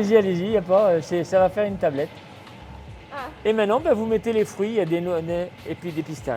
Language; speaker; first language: French; native; French